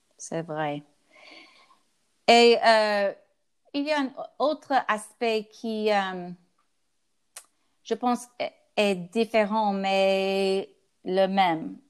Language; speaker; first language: French; non-native, learner; English